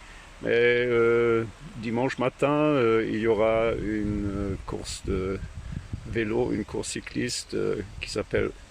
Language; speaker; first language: French; non-native, fluent; German